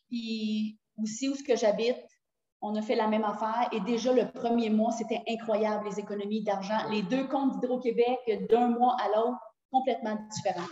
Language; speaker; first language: French; native; French